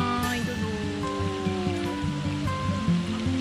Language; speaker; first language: Japanese; native; Japanese